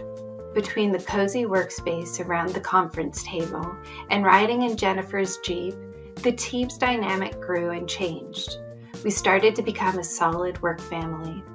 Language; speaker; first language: English; native; English